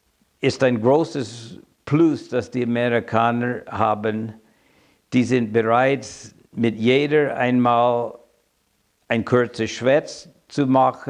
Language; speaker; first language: German; non-native, fluent; English